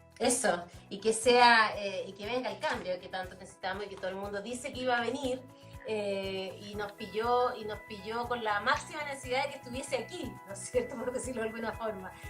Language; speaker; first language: Spanish; native; Spanish